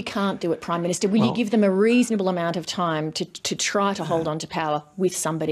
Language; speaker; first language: English; native; English